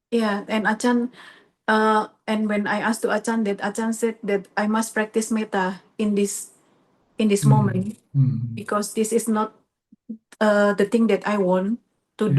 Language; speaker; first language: English; non-native, learner; Indonesian